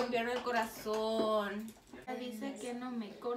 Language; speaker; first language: Spanish; early bilingual, heritage; Spanish